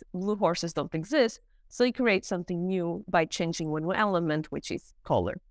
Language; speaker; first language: English; non-native, fluent; Portuguese